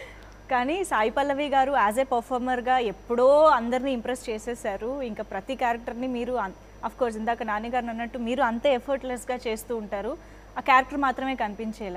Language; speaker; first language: Telugu; native; Telugu